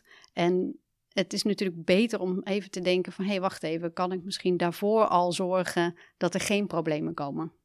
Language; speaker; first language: Dutch; native; Dutch